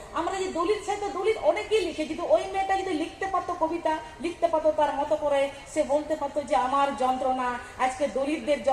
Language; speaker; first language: Bangla; non-native, local second language; Santali